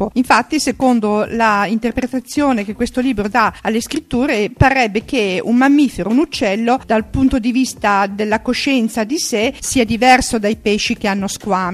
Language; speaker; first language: Italian; native; Italian